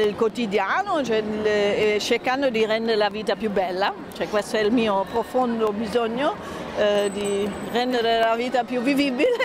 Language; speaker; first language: Italian; non-native, fluent; German